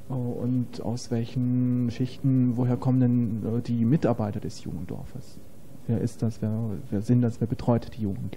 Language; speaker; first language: German; native; German